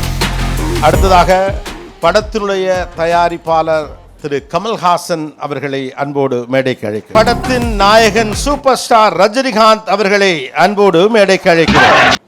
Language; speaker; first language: Tamil; native; Tamil